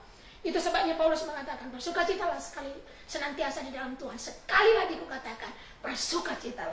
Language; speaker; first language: Indonesian; native; Indonesian